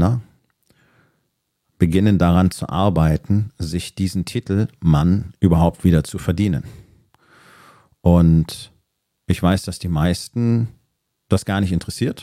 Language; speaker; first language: German; native; German